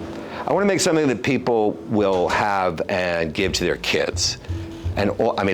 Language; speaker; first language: English; native; English